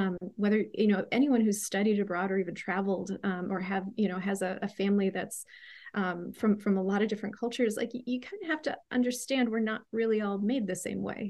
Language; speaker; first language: English; native; English